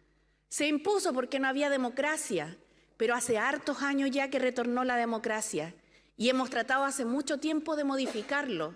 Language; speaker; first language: Spanish; native; Spanish